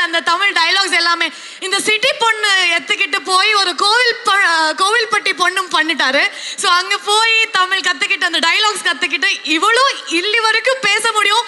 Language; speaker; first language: Tamil; non-native, learner; Kannada